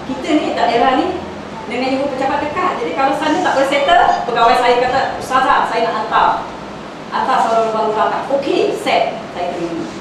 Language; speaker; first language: Malay; non-native, local second language; Chinese